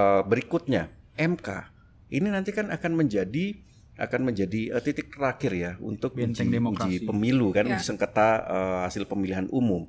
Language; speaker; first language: Indonesian; native; Indonesian